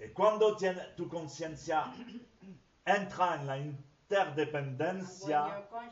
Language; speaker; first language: Spanish; non-native, fluent; French